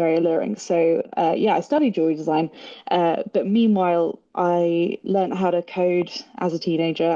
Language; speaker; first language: English; native; English